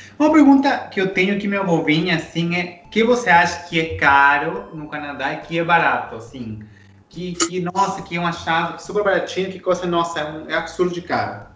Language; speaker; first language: Portuguese; non-native, fluent; Spanish